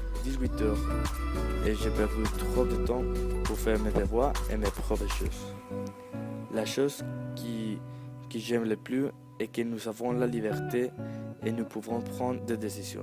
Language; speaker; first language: French; non-native, learner; Spanish